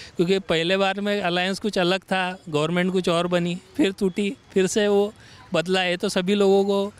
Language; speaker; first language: Hindi; non-native, local second language; Marathi